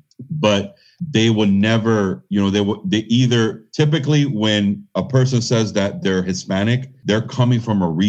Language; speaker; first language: English; native; English